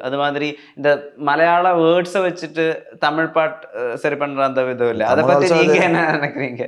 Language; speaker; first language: Tamil; non-native, fluent; Malayalam